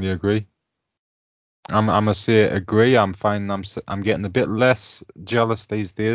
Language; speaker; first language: English; native; English